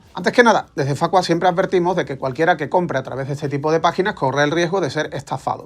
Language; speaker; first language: Spanish; native; Spanish